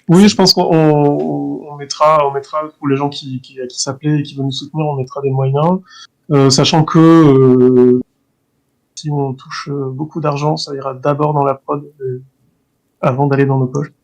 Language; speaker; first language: French; native; French